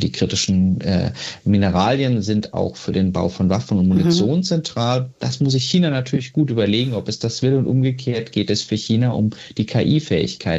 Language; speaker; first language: German; native; German